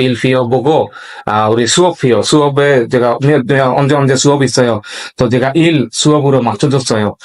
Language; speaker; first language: Korean; non-native, learner; Bangla